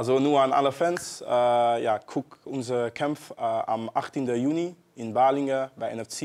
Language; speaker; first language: German; non-native, learner; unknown